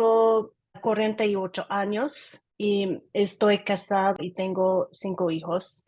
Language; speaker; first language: Spanish; non-native, learner; English